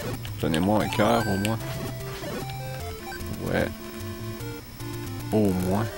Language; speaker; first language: French; native; French